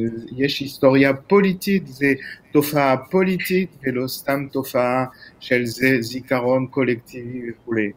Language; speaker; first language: Hebrew; non-native, fluent; French